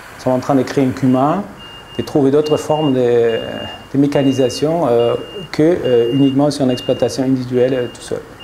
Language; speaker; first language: French; non-native, fluent; German